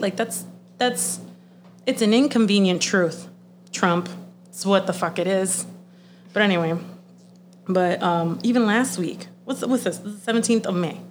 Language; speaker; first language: English; early bilingual, other home language; Spanish